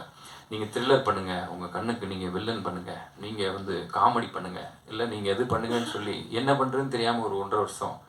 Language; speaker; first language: Tamil; native; Tamil